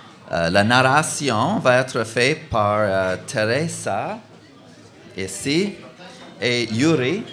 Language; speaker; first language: French; non-native, local second language; English